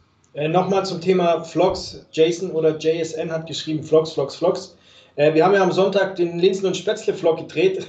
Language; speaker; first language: German; native; German